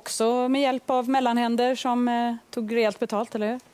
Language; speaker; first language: Swedish; native; Swedish